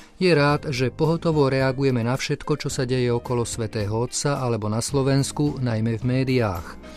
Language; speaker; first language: Slovak; native; Slovak